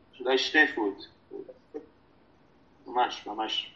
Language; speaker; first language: Hebrew; non-native, fluent; English